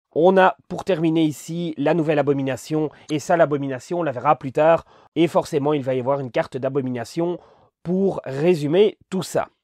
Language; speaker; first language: French; native; French